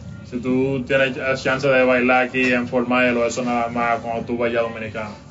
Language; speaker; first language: Spanish; native; Spanish